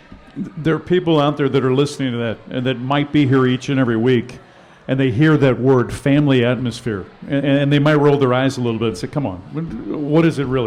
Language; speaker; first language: English; native; English